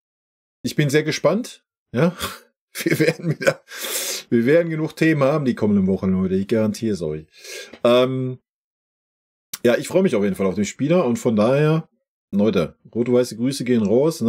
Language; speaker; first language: German; native; German